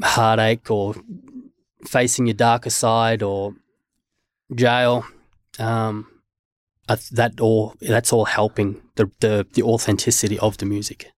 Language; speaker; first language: English; native; English